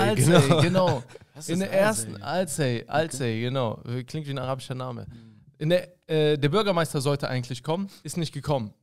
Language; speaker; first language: German; early bilingual, other home language; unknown